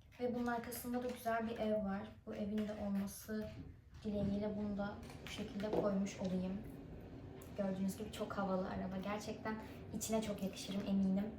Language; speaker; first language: Turkish; early bilingual, other home language; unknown